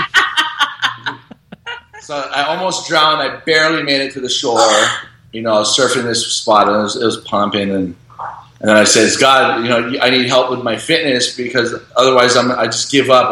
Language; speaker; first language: English; native; English